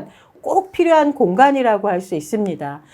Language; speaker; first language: Korean; native; Korean